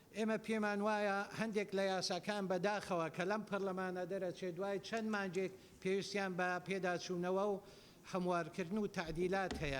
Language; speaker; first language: Central Kurdish; non-native, local second language; Assyrian Neo-Aramaic